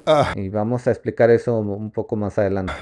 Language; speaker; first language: Spanish; native; Spanish